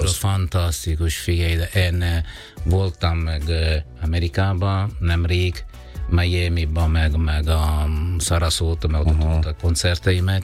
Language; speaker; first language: Hungarian; non-native, learner; Italian